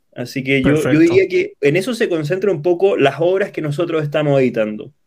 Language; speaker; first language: Spanish; native; Spanish